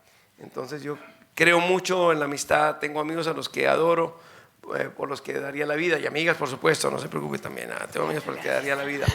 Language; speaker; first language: Spanish; native; Spanish